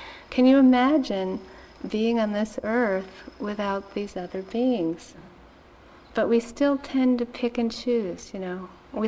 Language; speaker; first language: English; native; English